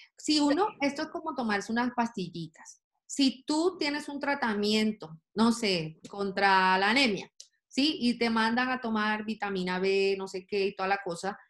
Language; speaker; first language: Spanish; native; Spanish